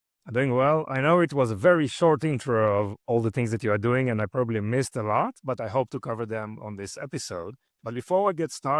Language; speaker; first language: English; non-native, fluent; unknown